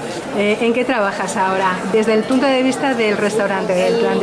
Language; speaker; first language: Spanish; native; Spanish